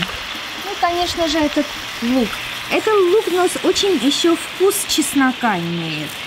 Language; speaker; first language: Russian; non-native, local second language; Armenian